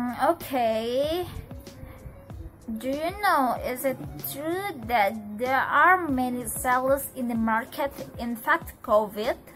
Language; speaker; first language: English; non-native, learner; Indonesian